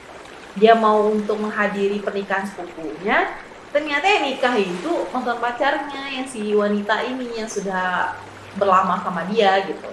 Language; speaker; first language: Indonesian; native; Indonesian